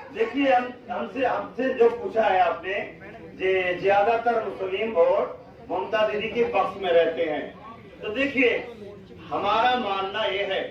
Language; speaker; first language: Hindi; non-native, local second language; Bangla